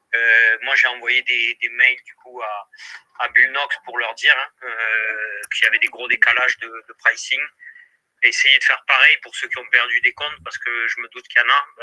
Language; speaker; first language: French; native; French